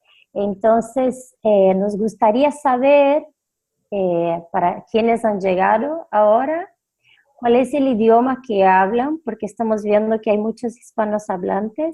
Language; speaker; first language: Spanish; non-native, fluent; Portuguese